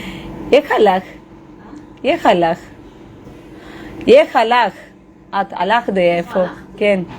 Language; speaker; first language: Hebrew; non-native, learner; Malayalam